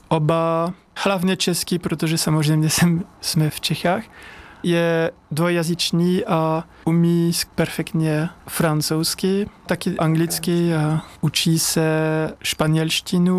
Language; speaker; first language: Czech; non-native, fluent; French